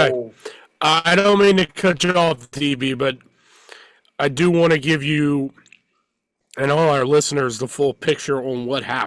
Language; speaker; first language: English; native; English